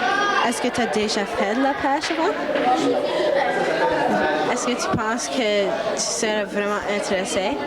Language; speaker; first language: French; non-native, local second language; English